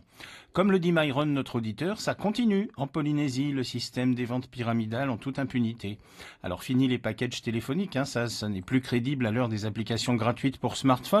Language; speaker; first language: French; native; French